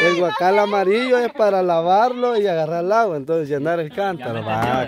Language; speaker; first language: Spanish; native; Spanish